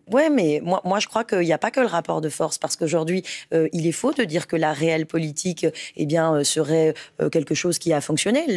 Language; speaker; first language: French; early bilingual, other home language; Persian